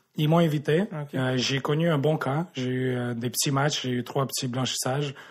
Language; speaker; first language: French; native; French